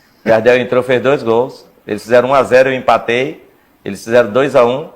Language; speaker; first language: Portuguese; native; Portuguese